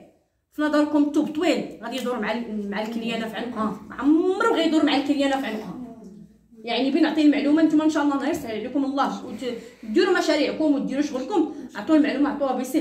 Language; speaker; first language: Arabic; native; Arabic